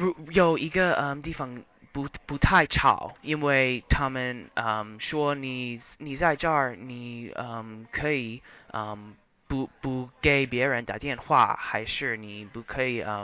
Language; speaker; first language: Chinese; non-native, learner; English